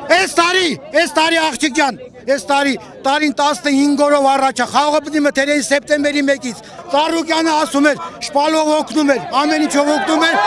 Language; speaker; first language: Armenian; native; Armenian